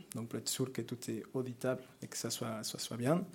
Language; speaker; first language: French; non-native, fluent; Spanish